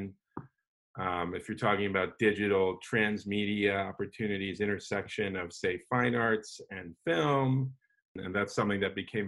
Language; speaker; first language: English; native; English